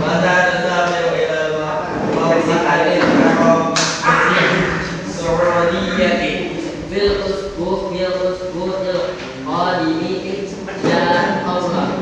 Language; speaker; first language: Arabic; non-native, learner; Indonesian